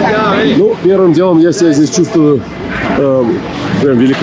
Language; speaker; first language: Russian; native; Russian